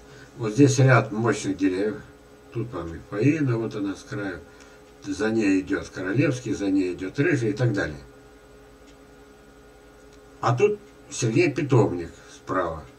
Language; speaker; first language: Russian; native; Russian